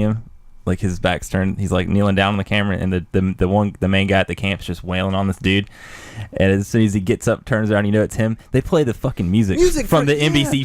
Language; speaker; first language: English; native; English